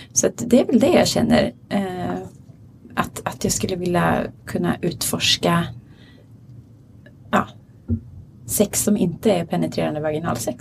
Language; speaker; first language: Swedish; native; Swedish